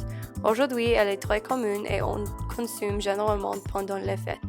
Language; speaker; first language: French; non-native, learner; English